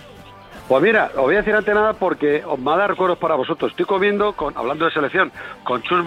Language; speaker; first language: Spanish; native; Spanish